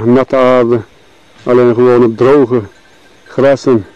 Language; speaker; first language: Dutch; non-native, learner; Turkish